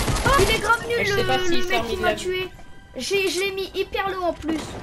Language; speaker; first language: French; native; French